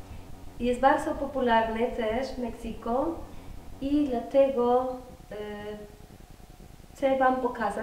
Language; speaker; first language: Polish; non-native, learner; Spanish